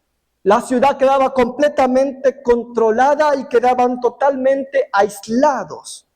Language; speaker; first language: Spanish; native; Spanish